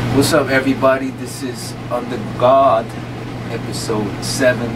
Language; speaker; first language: English; native; English